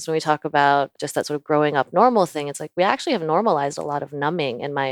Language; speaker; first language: English; native; English